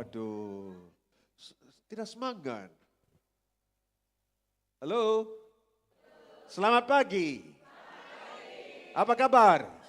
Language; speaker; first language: Indonesian; non-native, fluent; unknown